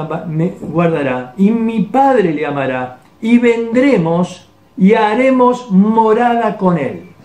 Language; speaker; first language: Spanish; native; Spanish